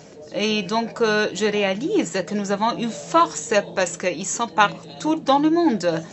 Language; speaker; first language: French; non-native, fluent; Arabic